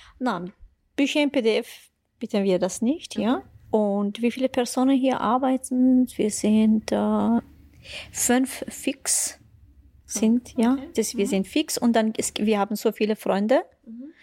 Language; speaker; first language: German; non-native, fluent; Persian